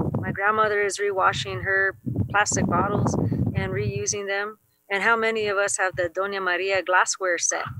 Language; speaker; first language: English; native; English